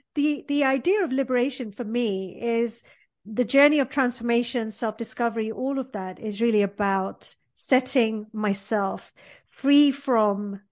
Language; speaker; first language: English; early bilingual, other home language; Gujarati